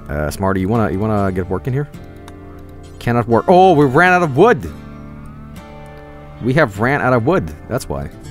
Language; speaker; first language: English; non-native, fluent; Swedish